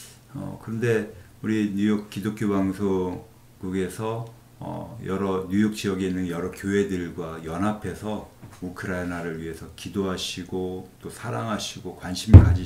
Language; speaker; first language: Korean; native; Korean